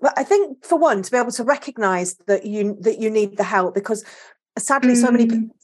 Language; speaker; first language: English; native; English